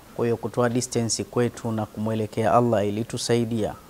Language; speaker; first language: Swahili; native; Swahili